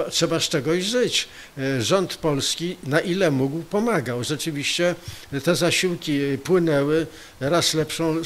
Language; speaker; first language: Polish; native; Polish